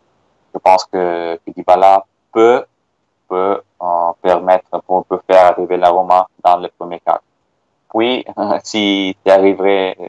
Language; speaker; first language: French; non-native, fluent; Italian